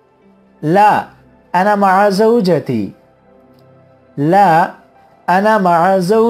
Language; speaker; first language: Arabic; non-native, fluent; Urdu